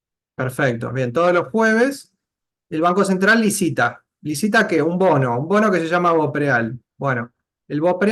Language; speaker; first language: Spanish; native; Spanish